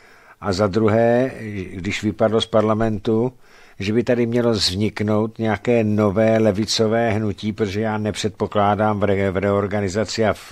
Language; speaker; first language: Czech; native; Czech